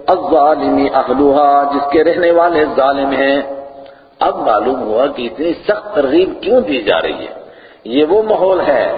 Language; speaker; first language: Urdu; non-native, local second language; Punjabi